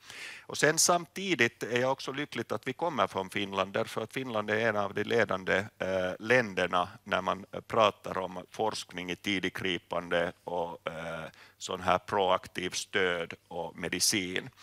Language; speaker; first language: Swedish; non-native, local second language; Finnish